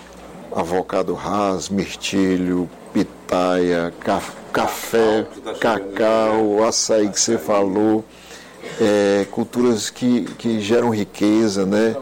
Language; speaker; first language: Portuguese; native; Portuguese